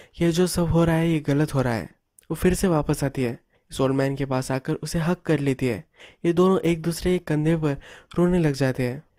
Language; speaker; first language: Hindi; native; Hindi